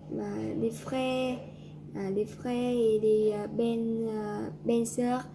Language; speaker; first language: French; non-native, learner; Vietnamese